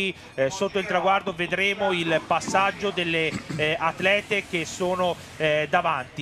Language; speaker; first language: Italian; native; Italian